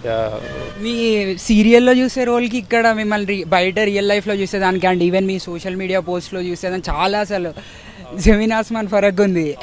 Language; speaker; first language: Telugu; native; Telugu